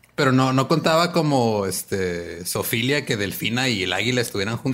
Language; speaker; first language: Spanish; native; Spanish